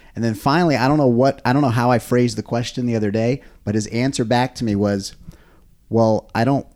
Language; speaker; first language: English; native; English